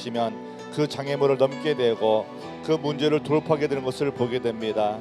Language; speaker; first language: Korean; native; Korean